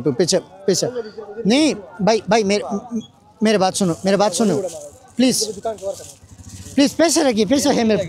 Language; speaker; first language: Hindi; non-native, fluent; Bangla